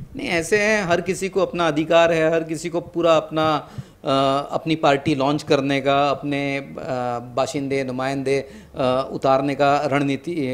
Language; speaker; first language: Hindi; non-native, local second language; Marathi